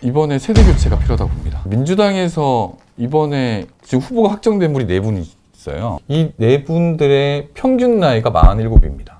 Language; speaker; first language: Korean; native; Korean